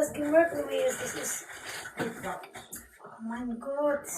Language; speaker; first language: German; non-native, learner; Cebuano